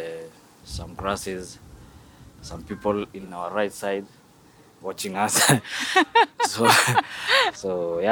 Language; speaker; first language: English; non-native, local second language; Swahili